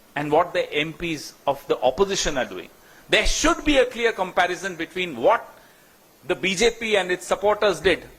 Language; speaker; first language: English; non-native, local second language; Hindi